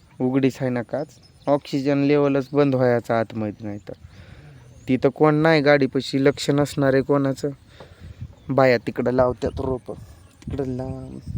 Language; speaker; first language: Marathi; non-native, local second language; Lambadi